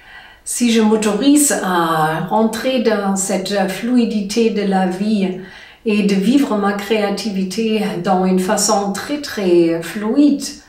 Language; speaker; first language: French; non-native, learner; German